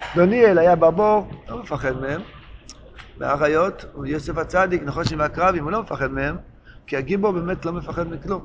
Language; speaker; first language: Hebrew; non-native, local second language; Yiddish